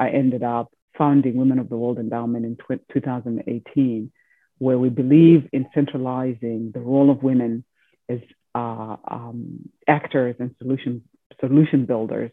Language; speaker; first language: English; non-native, local second language; Shona